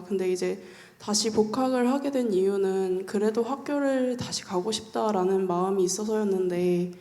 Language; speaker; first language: Korean; native; Korean